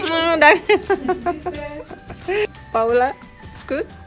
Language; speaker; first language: English; non-native, learner; Indonesian